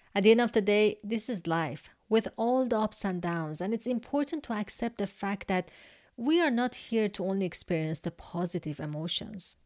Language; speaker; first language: English; non-native, fluent; Persian